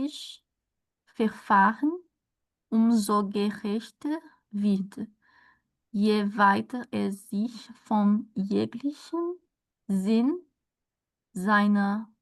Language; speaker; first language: German; non-native, learner; Portuguese